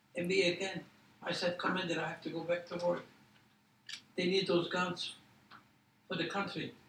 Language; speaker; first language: English; non-native, fluent; Polish